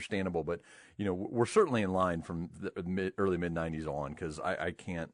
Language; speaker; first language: English; native; English